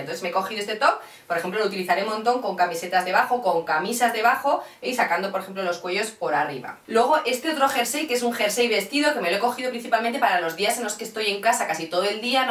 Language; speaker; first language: Spanish; native; Spanish